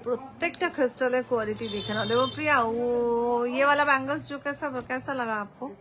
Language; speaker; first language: Hindi; non-native, local second language; Bangla